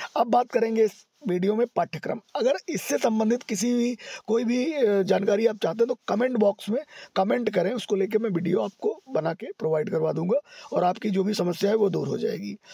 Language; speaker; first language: Hindi; native; Hindi